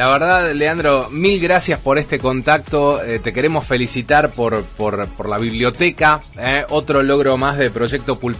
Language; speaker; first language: Spanish; native; Spanish